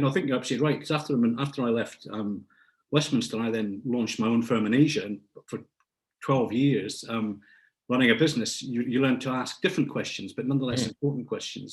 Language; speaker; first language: English; native; English